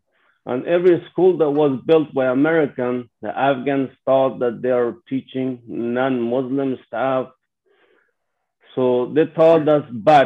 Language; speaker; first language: English; non-native, fluent; Persian